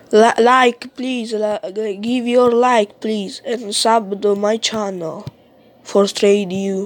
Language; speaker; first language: English; non-native, learner; Italian